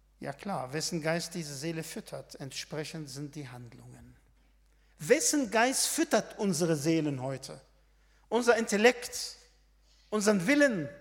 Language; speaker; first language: German; non-native, fluent; Arabic